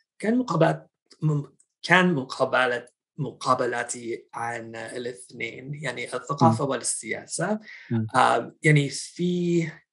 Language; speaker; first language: Arabic; non-native, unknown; English